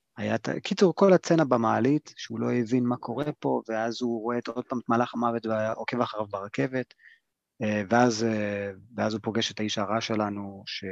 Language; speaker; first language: Hebrew; early bilingual, other home language; English